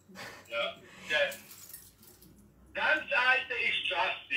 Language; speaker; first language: German; non-native, learner; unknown